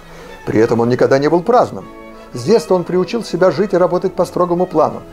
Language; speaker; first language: Russian; native; Russian